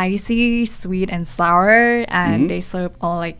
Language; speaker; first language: English; non-native, learner; Thai